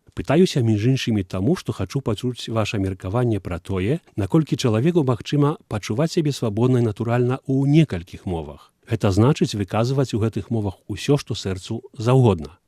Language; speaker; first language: Belarusian; early bilingual, heritage; Belarusian